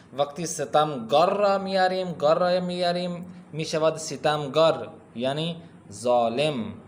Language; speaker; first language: Persian; non-native, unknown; Urdu